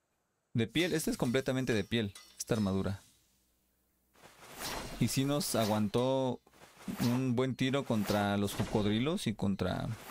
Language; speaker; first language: Spanish; native; Spanish